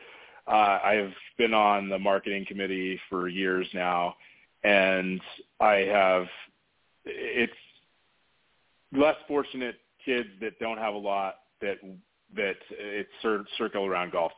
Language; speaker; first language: English; native; English